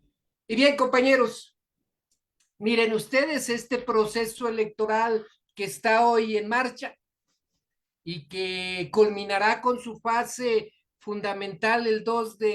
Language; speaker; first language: Spanish; native; Spanish